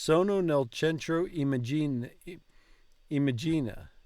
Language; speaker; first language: Italian; non-native, learner; English